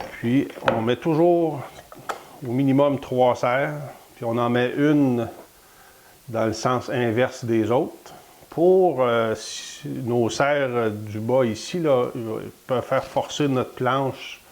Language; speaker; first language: French; native; French